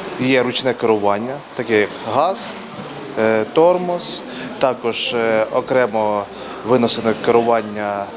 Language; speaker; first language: Ukrainian; native; Ukrainian